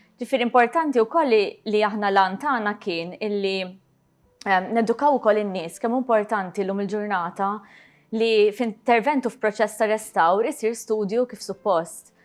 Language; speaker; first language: Maltese; native; Maltese